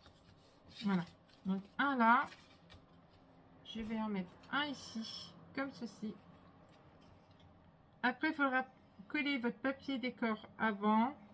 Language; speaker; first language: French; native; French